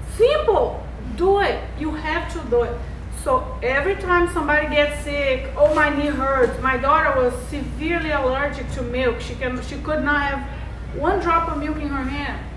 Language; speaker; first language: English; non-native, fluent; Portuguese